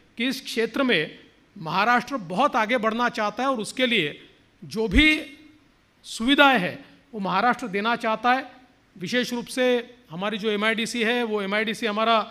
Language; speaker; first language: Hindi; non-native, local second language; Marathi